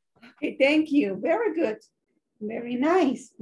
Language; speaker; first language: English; non-native, learner; Spanish